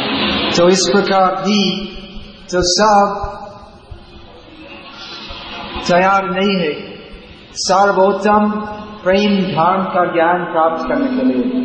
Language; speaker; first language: Hindi; non-native, learner; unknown